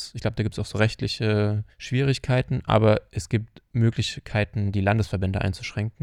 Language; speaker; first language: German; native; German